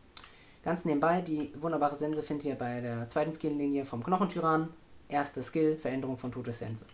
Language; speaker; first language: German; native; German